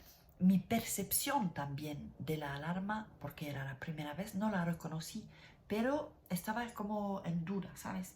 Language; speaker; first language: Spanish; non-native, learner; French